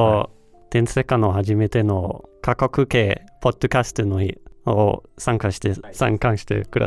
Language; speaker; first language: Japanese; non-native, learner; Danish